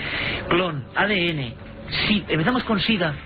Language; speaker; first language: Spanish; native; Spanish